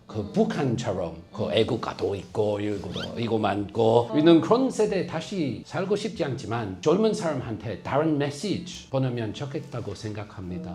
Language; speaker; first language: Korean; non-native, fluent; English